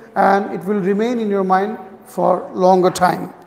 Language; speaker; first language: English; non-native, local second language; Hindi